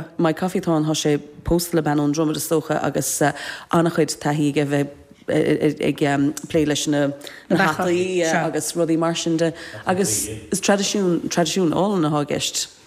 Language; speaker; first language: Irish; native; Irish